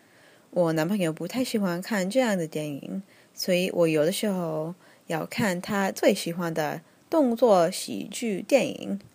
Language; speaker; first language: Chinese; non-native, learner; English